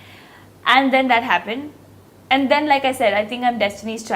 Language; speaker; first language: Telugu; non-native, local second language; Hindi